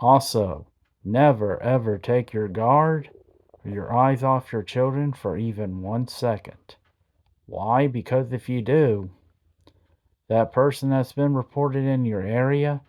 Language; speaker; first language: English; native; English